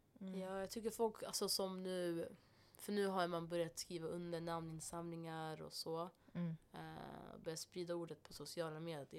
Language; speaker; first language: Swedish; non-native, local second language; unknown